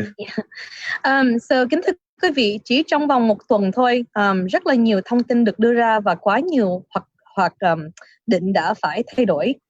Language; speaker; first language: Vietnamese; early bilingual, heritage; Vietnamese